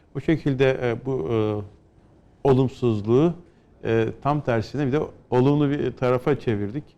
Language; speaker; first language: Turkish; native; Turkish